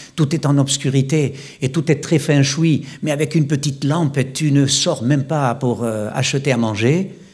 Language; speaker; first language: French; non-native, fluent; Spanish